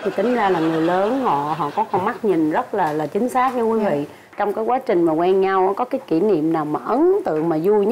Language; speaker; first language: Vietnamese; native; Vietnamese